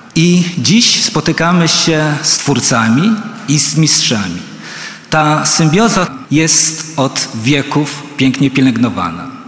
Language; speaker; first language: Polish; native; Polish